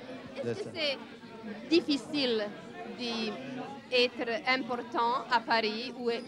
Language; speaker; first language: French; non-native, learner; Serbian